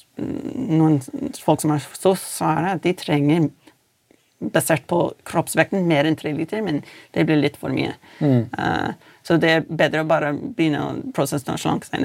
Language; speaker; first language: Norwegian; non-native, fluent; English